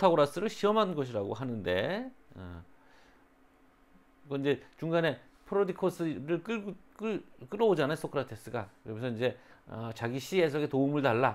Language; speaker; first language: Korean; native; Korean